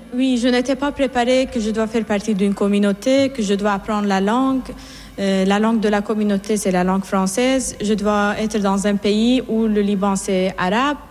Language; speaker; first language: French; non-native, fluent; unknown